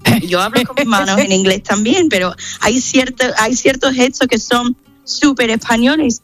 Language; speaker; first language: Spanish; non-native, fluent; English